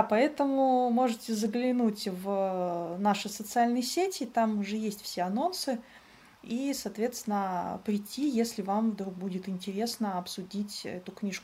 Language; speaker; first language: Russian; native; Russian